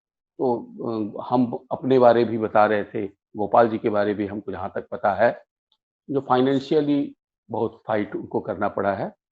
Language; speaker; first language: Hindi; native; Hindi